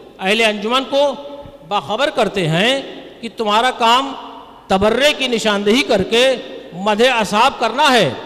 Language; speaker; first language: Urdu; native; Urdu